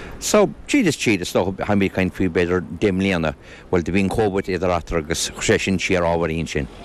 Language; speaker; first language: Irish; native; Irish